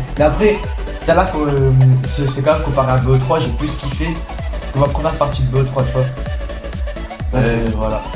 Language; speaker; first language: French; native; French